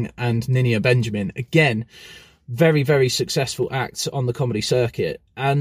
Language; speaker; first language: English; native; English